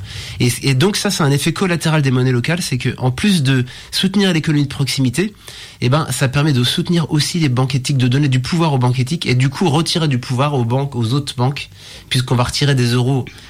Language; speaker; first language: French; native; French